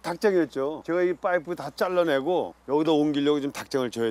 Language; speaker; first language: Korean; native; Korean